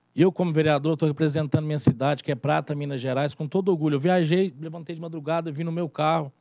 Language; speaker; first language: Portuguese; native; Portuguese